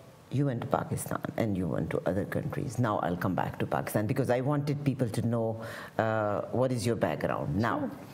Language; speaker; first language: English; non-native, local second language; Urdu